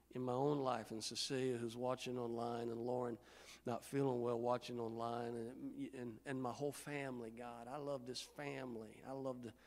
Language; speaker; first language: English; native; English